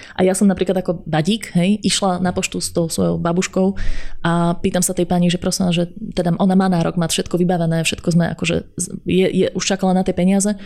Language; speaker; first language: Slovak; native; Slovak